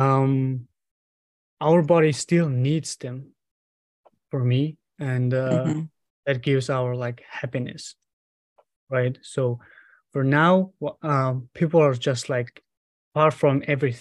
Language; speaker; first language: English; non-native, fluent; Mongolian